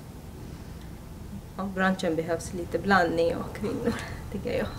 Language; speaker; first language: Swedish; non-native, fluent; Amharic